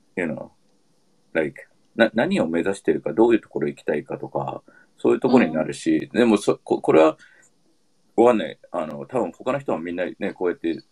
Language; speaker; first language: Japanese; early bilingual, heritage; Japanese